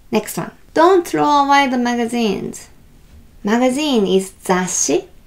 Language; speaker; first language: English; non-native, fluent; Japanese